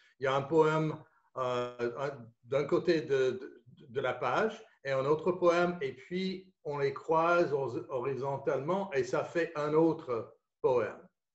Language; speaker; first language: French; non-native, fluent; English